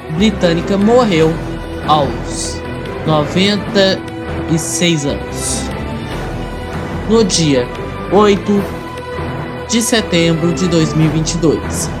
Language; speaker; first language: Portuguese; native; Portuguese